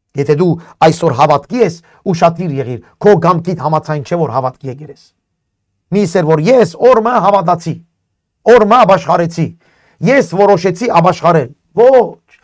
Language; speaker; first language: Armenian; native; Armenian